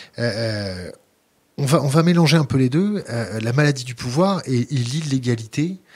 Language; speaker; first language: French; native; French